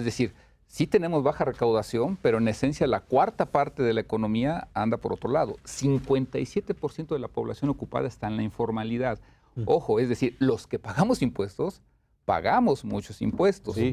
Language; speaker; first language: Spanish; native; Spanish